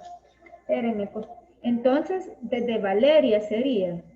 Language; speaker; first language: Spanish; native; Spanish